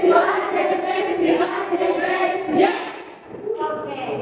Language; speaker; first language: English; non-native, learner; Indonesian